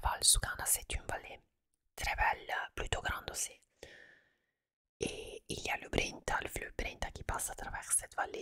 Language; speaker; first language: French; non-native, fluent; Italian